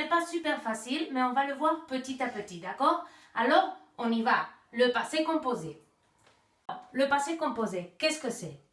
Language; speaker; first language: French; non-native, fluent; Basque